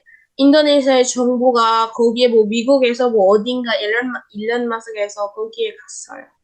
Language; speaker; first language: Korean; non-native, learner; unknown